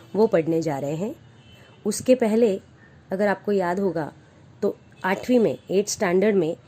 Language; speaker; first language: Hindi; non-native, local second language; Marathi